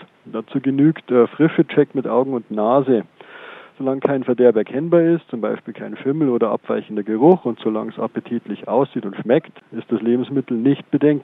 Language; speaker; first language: German; native; German